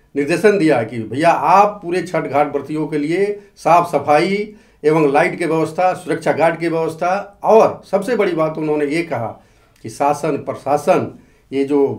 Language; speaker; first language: Hindi; native; Hindi